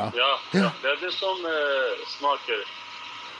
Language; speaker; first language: Norwegian; non-native, learner; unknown